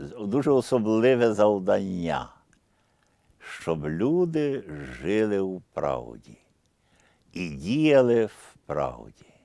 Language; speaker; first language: Ukrainian; early bilingual, heritage; Ukrainian